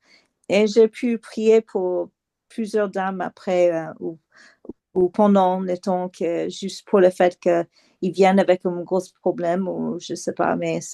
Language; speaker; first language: French; non-native, fluent; English